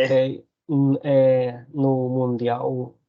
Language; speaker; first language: Portuguese; non-native, learner; Spanish